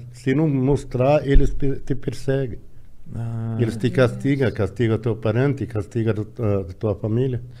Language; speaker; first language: Portuguese; non-native, fluent; Arabic